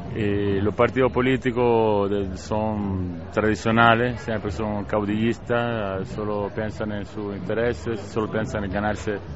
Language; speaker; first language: Spanish; native; Spanish